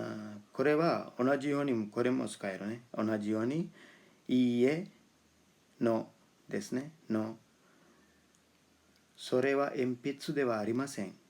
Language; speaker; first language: Japanese; non-native, fluent; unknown